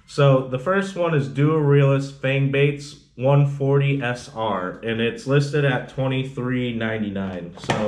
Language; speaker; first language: English; native; English